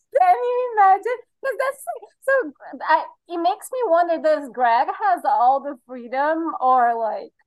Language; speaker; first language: English; non-native, fluent; Portuguese